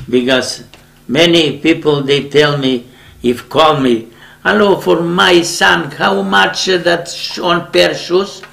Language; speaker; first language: English; non-native, learner; Macedonian